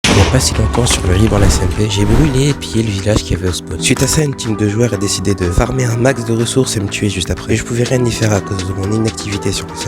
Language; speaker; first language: French; native; French